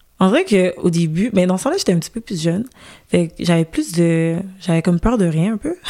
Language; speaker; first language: French; native; French